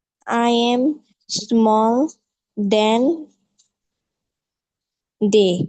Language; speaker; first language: English; non-native, learner; Bangla